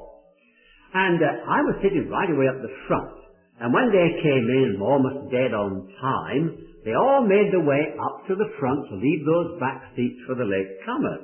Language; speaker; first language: English; native; English